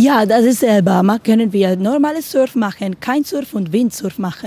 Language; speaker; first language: German; non-native, learner; Spanish